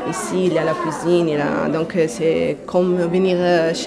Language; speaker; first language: French; non-native, learner; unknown